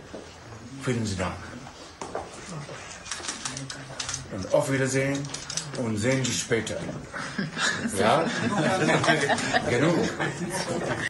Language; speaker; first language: German; non-native, learner; Urdu